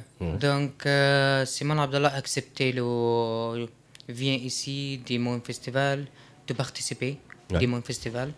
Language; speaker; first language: French; non-native, learner; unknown